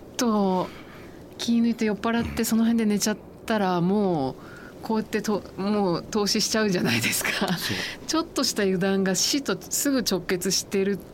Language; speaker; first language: Japanese; native; Japanese